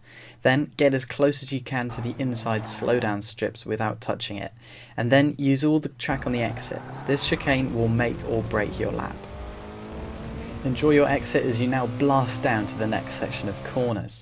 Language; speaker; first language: English; native; English